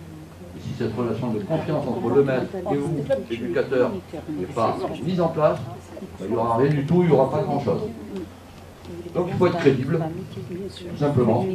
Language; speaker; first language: French; native; French